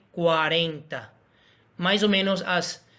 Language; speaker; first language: Portuguese; non-native, fluent; Spanish